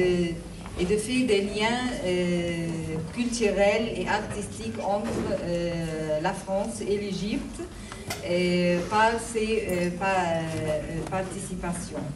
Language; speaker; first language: French; non-native, fluent; Arabic